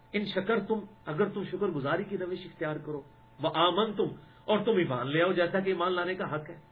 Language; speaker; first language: Urdu; non-native, local second language; Punjabi